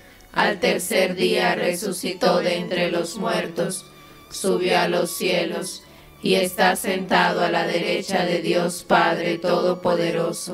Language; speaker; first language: Spanish; native; Spanish